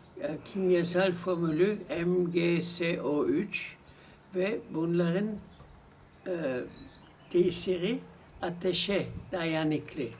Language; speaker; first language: Turkish; non-native, fluent; German